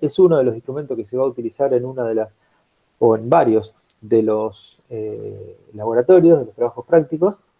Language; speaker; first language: Spanish; native; Spanish